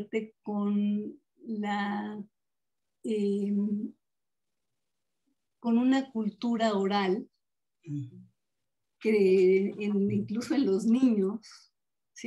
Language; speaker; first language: Spanish; native; Spanish